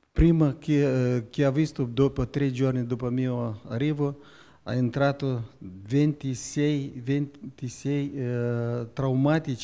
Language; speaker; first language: Italian; non-native, learner; Romanian